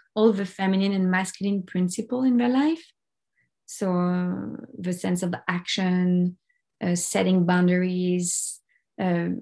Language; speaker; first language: English; non-native, fluent; French